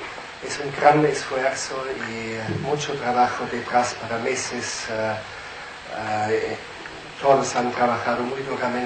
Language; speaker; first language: Spanish; non-native, fluent; German